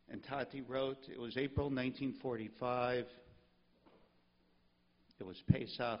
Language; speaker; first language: English; native; English